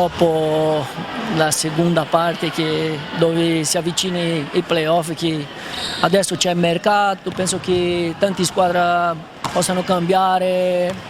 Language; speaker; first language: Italian; non-native, fluent; Spanish